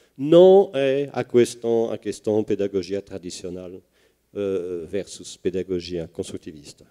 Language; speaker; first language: Portuguese; non-native, fluent; French